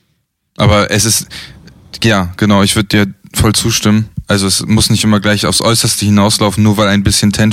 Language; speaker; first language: German; native; German